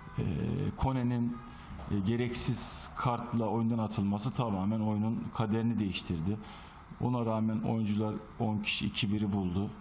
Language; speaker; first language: Turkish; native; Turkish